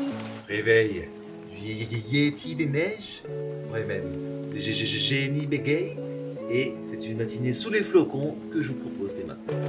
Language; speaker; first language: French; native; French